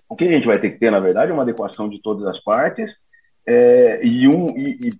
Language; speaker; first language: Portuguese; native; Portuguese